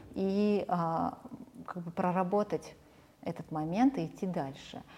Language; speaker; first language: Russian; early bilingual, other home language; Armenian